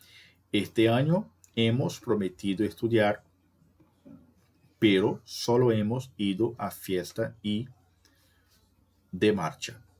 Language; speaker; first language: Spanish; non-native, fluent; Portuguese